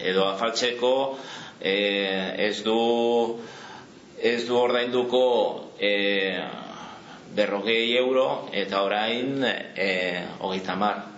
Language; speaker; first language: Basque; non-native, learner; Catalan